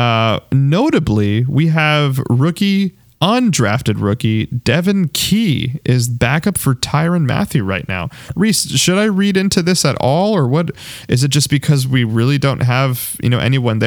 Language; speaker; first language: English; native; English